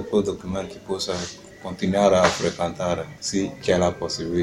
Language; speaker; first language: Italian; non-native, learner; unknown